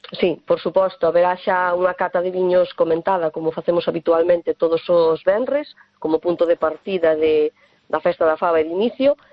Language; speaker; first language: Galician; native; Galician